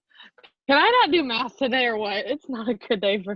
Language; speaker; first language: English; native; English